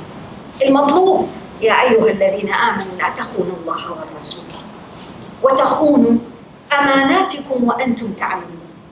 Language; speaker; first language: Arabic; native; Arabic